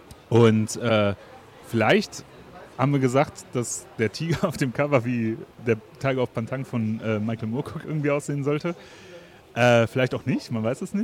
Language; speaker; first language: German; native; German